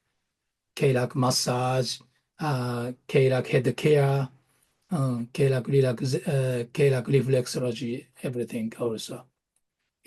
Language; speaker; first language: English; non-native, learner; Japanese